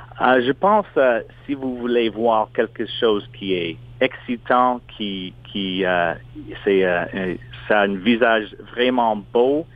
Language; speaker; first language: French; non-native, local second language; English